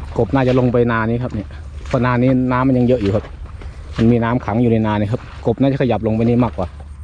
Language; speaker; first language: Thai; native; Thai